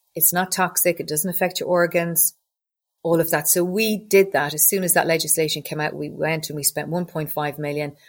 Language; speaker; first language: English; native; English